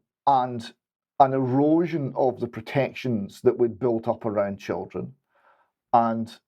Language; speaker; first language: English; native; English